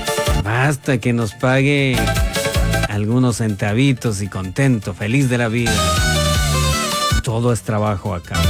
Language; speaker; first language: Spanish; non-native, local second language; Quechua